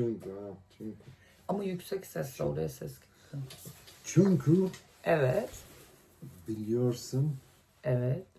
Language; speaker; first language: Turkish; non-native, learner; Swedish